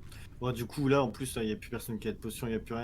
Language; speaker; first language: French; native; French